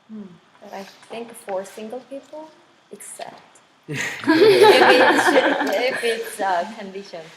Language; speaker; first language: English; non-native, learner; Korean